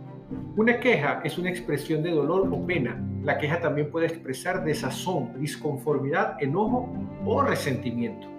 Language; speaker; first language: Spanish; native; Spanish